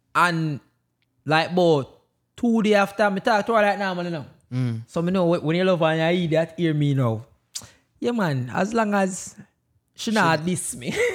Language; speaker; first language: English; non-native, local second language; Jamaican Creole English